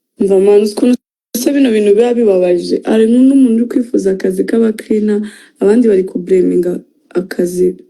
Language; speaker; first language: Kinyarwanda; native; Kinyarwanda